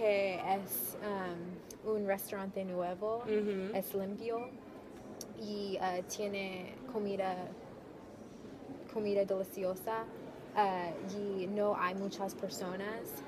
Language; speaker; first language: Spanish; non-native, learner; English